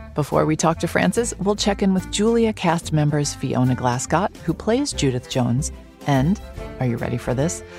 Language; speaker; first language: English; native; English